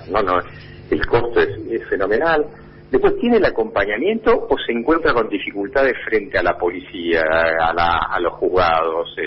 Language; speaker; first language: Spanish; native; Spanish